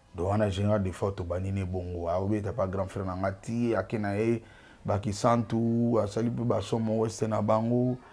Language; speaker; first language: Lingala; native; Lingala